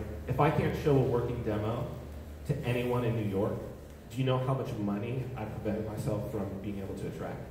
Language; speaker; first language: English; native; English